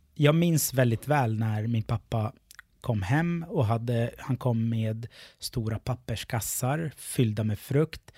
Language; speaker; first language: Swedish; early bilingual, other home language; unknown